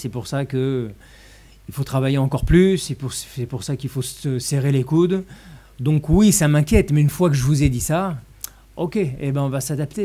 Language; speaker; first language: French; native; French